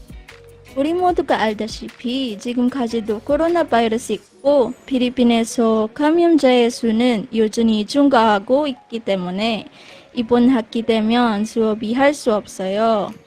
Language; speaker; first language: Korean; non-native, learner; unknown